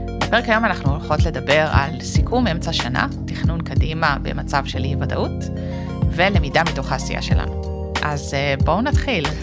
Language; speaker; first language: Hebrew; native; Hebrew